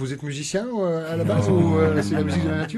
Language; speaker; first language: French; native; French